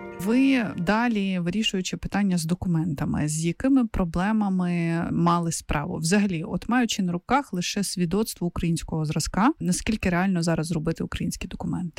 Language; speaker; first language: Ukrainian; native; Ukrainian